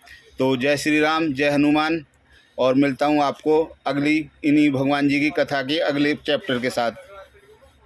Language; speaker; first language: Hindi; native; Hindi